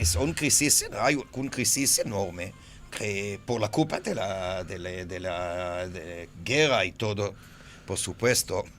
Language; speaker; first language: Spanish; non-native, fluent; Hebrew